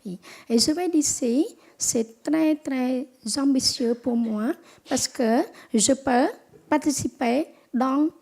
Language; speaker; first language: French; non-native, local second language; Khmer